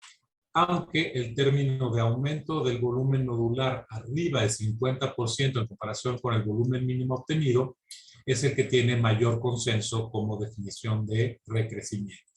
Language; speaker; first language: Spanish; native; Spanish